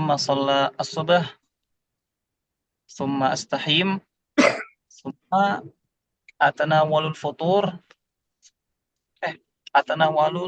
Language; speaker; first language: Arabic; non-native, learner; Indonesian